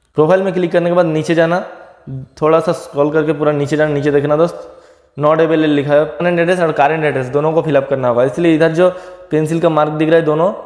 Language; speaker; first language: Hindi; non-native, local second language; Bangla